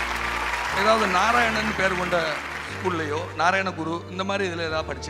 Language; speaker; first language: Tamil; native; Tamil